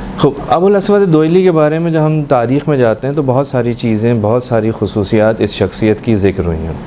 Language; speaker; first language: Urdu; native; Urdu